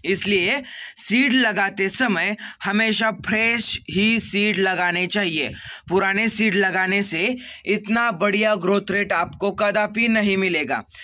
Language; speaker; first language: Hindi; non-native, local second language; Marathi